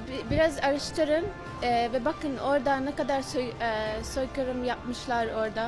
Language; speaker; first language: Turkish; non-native, fluent; Arabic